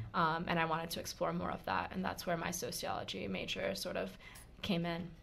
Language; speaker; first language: English; early bilingual, other home language; Spanish